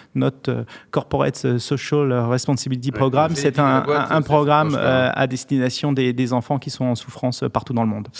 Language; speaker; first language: French; native; French